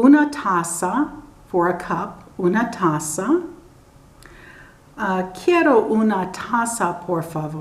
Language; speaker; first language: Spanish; non-native, learner; English